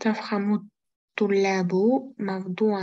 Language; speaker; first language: Arabic; non-native, learner; Uzbek